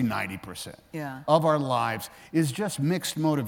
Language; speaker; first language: English; native; English